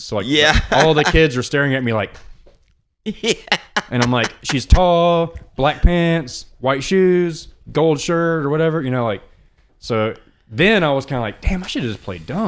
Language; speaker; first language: English; native; English